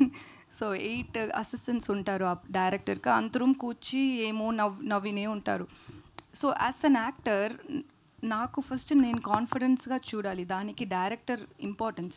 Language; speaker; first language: Telugu; non-native, learner; Tamil